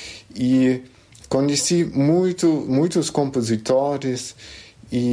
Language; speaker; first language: Portuguese; non-native, fluent; German